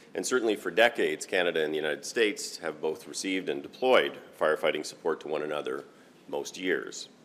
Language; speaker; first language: English; native; English